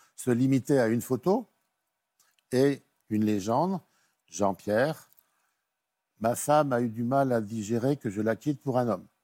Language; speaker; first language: French; native; French